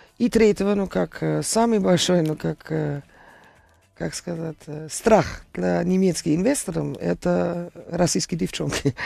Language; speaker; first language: Russian; non-native, learner; German